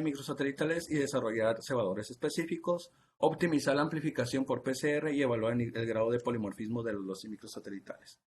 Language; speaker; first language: Spanish; native; Spanish